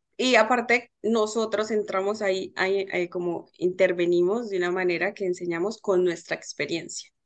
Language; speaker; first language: Spanish; native; Spanish